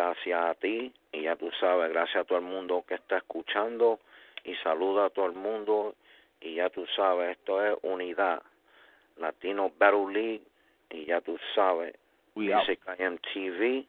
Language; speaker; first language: Spanish; early bilingual, heritage; Spanish